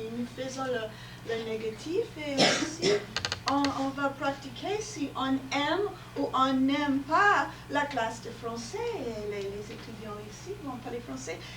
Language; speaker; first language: French; non-native, fluent; English